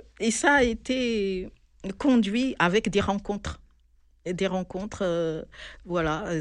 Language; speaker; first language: French; non-native, local second language; Malagasy